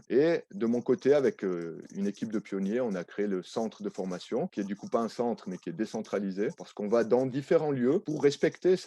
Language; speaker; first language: French; native; French